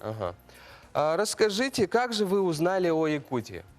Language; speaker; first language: Russian; native; Russian